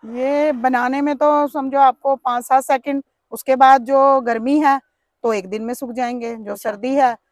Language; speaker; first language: Hindi; native; Hindi